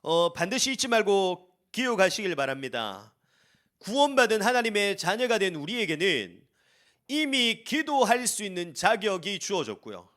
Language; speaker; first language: Korean; native; Korean